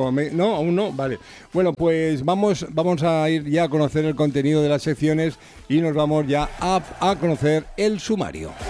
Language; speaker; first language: Spanish; native; Spanish